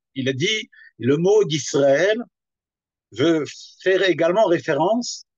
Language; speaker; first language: French; native; French